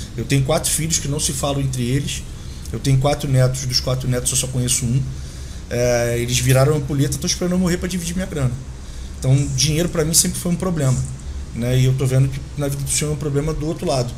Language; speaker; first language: Portuguese; native; Portuguese